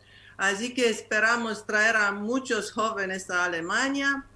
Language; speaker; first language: Spanish; non-native, learner; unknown